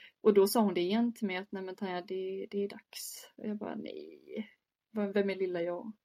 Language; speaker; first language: Swedish; early bilingual, other home language; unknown